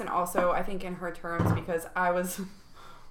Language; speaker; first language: English; native; English